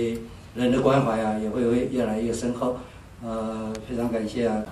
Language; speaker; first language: Chinese; native; Chinese